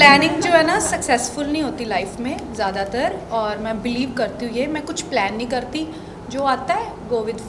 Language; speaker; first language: Hindi; non-native, local second language; Punjabi